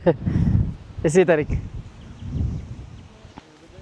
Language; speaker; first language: Hindi; non-native, learner; Bangla